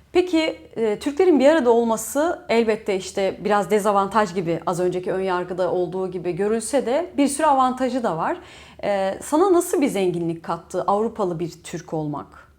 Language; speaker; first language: Turkish; native; Turkish